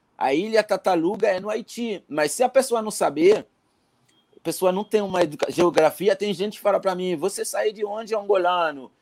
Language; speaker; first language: Portuguese; non-native, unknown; Haitian Creole